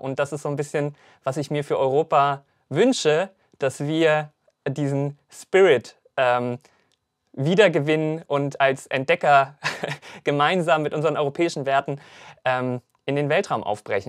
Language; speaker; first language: German; native; German